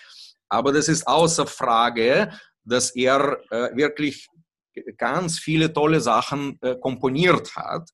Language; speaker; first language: German; non-native, fluent; Russian